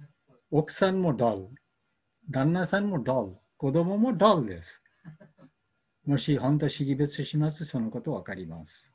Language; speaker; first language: Japanese; non-native, learner; Bangla